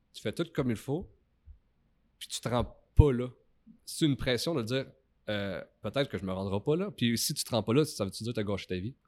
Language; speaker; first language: French; native; French